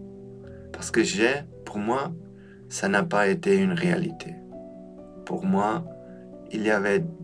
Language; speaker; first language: French; non-native, fluent; German